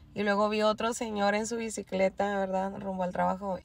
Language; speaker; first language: Spanish; native; Spanish